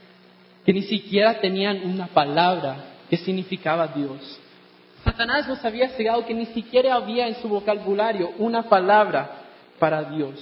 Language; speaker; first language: Spanish; non-native, fluent; English